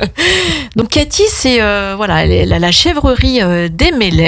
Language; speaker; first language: French; native; French